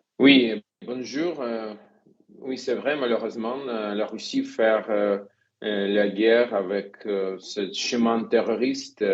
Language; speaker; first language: French; non-native, fluent; Ukrainian